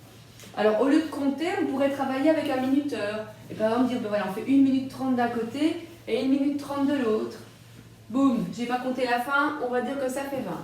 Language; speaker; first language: French; native; French